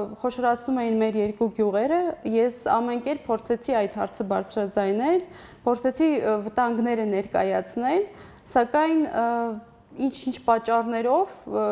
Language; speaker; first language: Armenian; non-native, local second language; Assyrian Neo-Aramaic